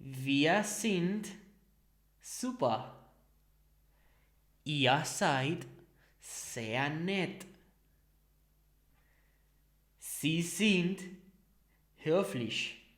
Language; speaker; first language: German; non-native, learner; Spanish